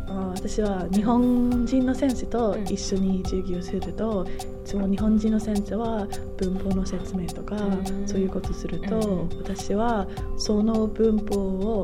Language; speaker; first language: Japanese; non-native, learner; English